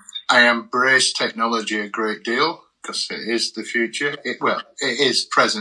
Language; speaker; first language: English; native; English